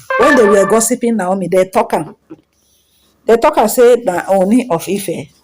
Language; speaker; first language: Nigerian Pidgin; native; Nigerian Pidgin